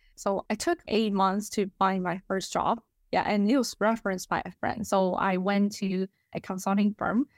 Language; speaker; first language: English; non-native, fluent; Chinese